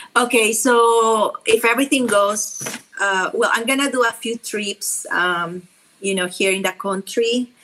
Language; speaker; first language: English; non-native, fluent; Spanish